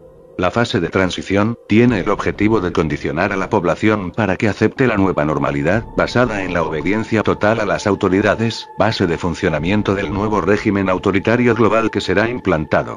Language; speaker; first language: Spanish; native; Spanish